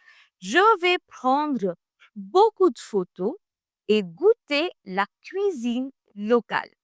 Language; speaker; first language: French; non-native, fluent; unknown